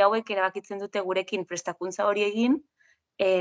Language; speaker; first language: Basque; non-native, local second language; Spanish